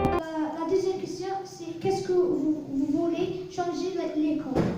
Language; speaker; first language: French; non-native, learner; Arabic